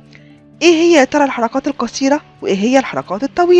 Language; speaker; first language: Arabic; native; Arabic